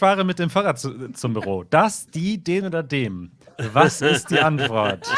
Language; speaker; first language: German; native; German